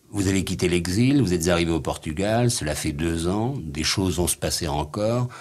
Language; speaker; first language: French; native; French